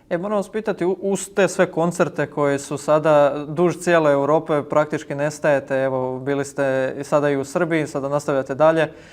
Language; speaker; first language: Croatian; native; Croatian